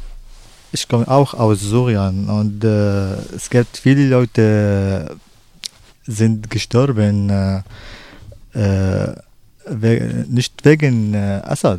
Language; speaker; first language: German; non-native, learner; Arabic